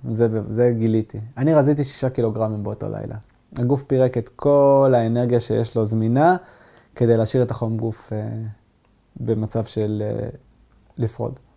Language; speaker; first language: Hebrew; non-native, local second language; Arabic